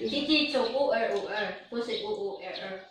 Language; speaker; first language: Chinese; non-native, learner; Filipino